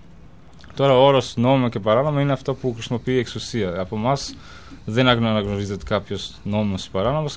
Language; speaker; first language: Greek; non-native, fluent; Albanian